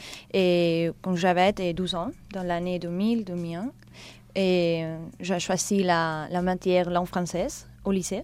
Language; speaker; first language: French; non-native, learner; Spanish